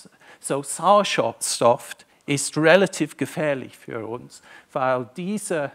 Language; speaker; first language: German; non-native, fluent; English